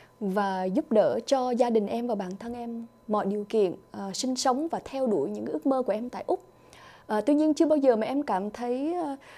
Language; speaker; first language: Vietnamese; early bilingual, other home language; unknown